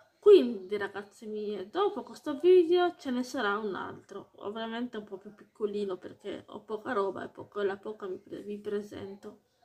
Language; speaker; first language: Italian; early bilingual, heritage; Italian